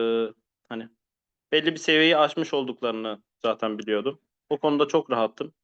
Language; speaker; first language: Turkish; native; Turkish